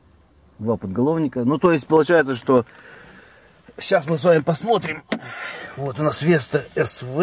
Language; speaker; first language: Russian; native; Russian